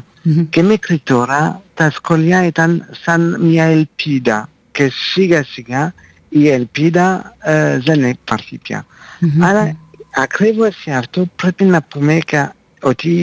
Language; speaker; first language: Greek; non-native, fluent; French